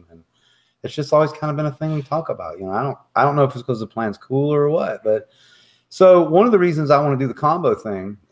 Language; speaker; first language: English; native; English